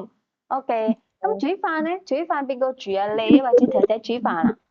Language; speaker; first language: Cantonese; native; Cantonese